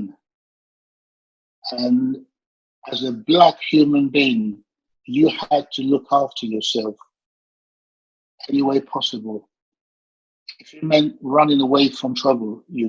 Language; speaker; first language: English; native; English